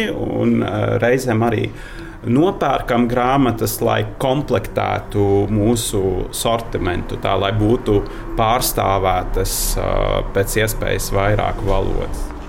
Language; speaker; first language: Latvian; non-native, fluent; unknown